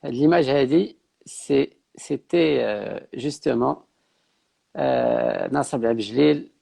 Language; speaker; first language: French; non-native, local second language; Arabic